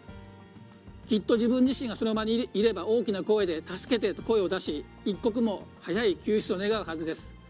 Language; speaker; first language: Japanese; native; Japanese